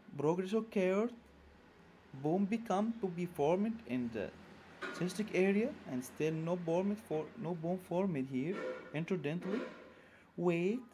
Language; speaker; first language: English; non-native, fluent; Arabic